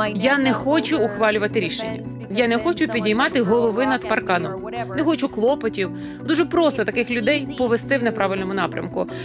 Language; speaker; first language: Ukrainian; non-native, fluent; English